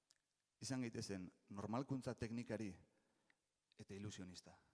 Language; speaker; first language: Basque; native; Basque